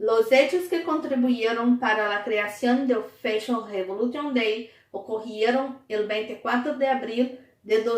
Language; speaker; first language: Spanish; non-native, fluent; Portuguese